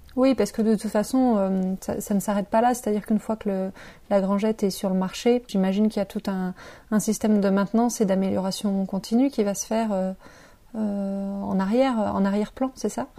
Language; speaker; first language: French; native; French